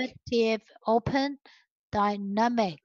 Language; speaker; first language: English; non-native, learner; Chinese